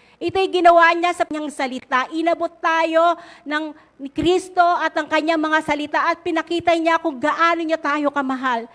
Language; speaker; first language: Filipino; native; Filipino